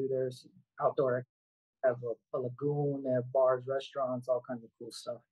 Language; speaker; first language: English; native; English